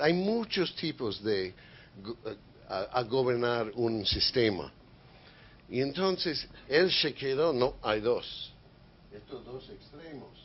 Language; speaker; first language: Spanish; non-native, fluent; English